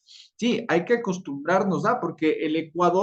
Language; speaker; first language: Spanish; native; Spanish